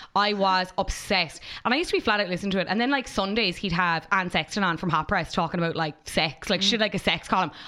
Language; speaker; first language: English; native; English